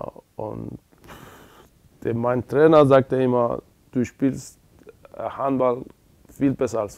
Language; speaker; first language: German; non-native, learner; Persian